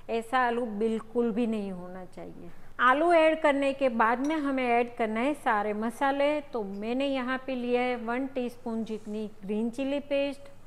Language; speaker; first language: Hindi; non-native, local second language; Gujarati